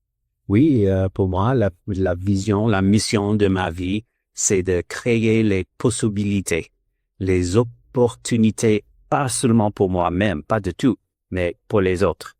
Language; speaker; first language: French; non-native, learner; English